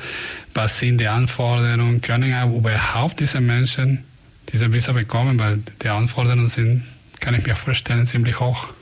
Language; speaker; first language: German; non-native, fluent; Spanish